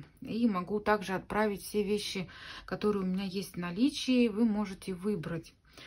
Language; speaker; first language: Russian; native; Russian